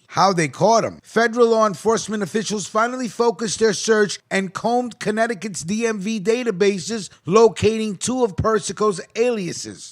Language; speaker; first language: English; native; English